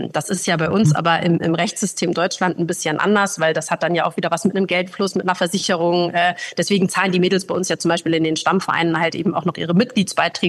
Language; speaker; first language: German; native; German